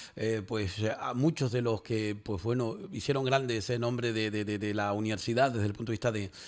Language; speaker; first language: Spanish; native; Spanish